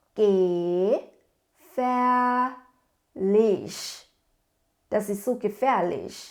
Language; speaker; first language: German; non-native, fluent; Thai